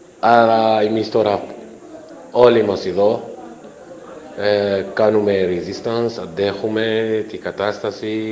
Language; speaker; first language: Greek; non-native, fluent; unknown